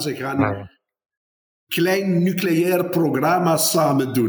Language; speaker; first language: Dutch; non-native, fluent; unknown